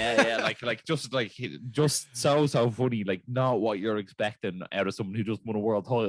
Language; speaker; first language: English; native; English